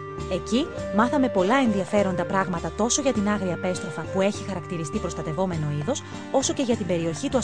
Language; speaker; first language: Greek; native; Greek